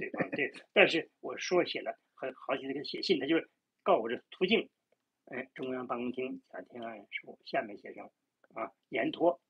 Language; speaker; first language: Chinese; native; Chinese